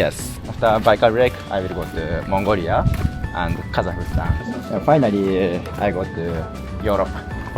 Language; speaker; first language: English; non-native, learner; Japanese